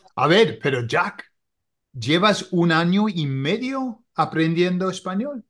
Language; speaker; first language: Spanish; non-native, fluent; English